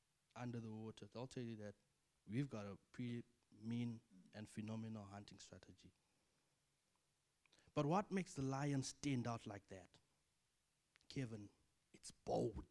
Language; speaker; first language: English; non-native, local second language; Shona